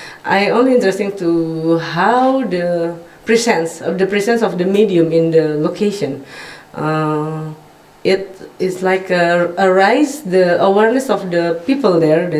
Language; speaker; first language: English; non-native, learner; Indonesian